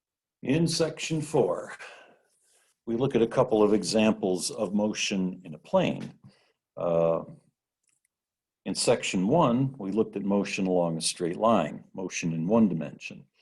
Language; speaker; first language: English; native; English